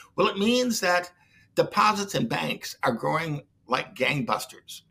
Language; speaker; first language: English; native; English